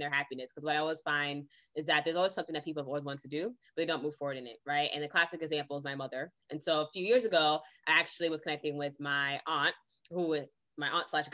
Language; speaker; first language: English; native; English